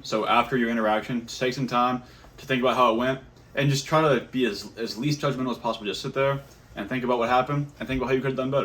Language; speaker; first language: English; native; English